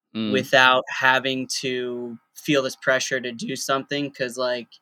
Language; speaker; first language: English; native; English